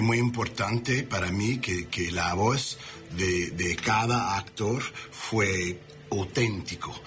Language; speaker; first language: Spanish; non-native, learner; English